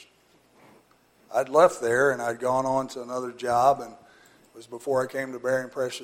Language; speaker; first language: English; native; English